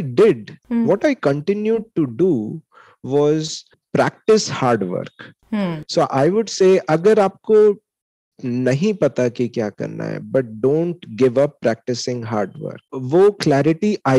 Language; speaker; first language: English; non-native, local second language; Hindi